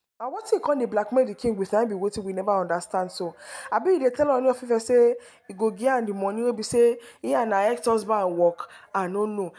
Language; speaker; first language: Nigerian Pidgin; non-native, local second language; Yoruba